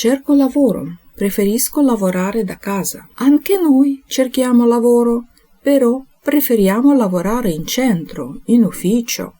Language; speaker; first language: Italian; non-native, fluent; Ukrainian